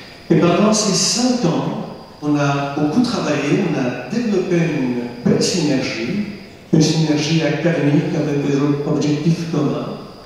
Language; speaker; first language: French; non-native, fluent; Spanish